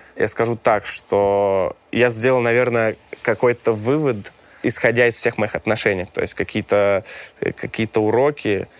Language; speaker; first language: Russian; non-native, fluent; Romanian